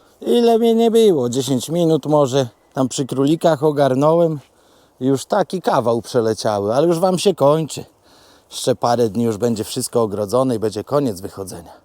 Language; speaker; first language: Polish; native; Polish